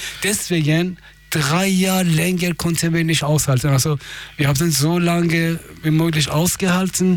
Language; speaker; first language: German; non-native, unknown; Persian